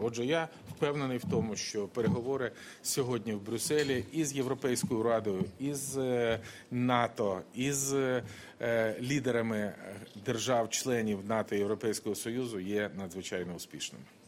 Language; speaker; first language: Ukrainian; non-native, local second language; Russian